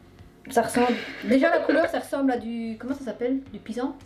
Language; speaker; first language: French; native; French